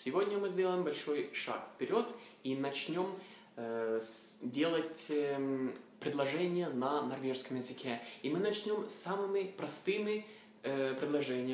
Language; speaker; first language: Russian; non-native, learner; Norwegian